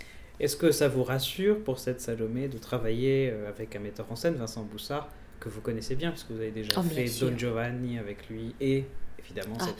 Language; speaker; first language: French; native; French